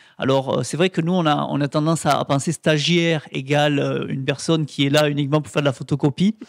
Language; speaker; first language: French; native; French